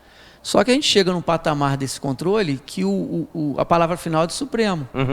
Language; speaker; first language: Portuguese; native; Portuguese